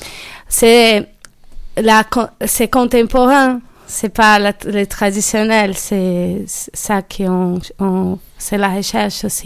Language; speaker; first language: French; non-native, learner; Portuguese